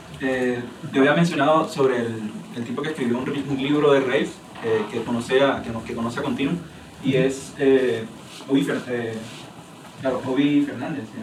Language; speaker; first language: Spanish; native; Spanish